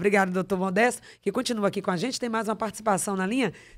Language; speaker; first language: Portuguese; native; Portuguese